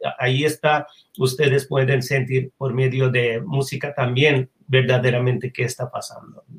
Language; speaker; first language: Spanish; non-native, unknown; Bangla